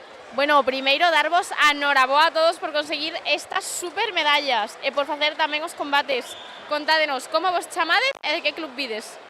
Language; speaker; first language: Galician; native; Galician